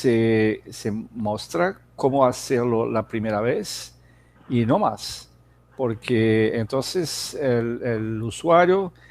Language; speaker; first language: Spanish; non-native, fluent; Portuguese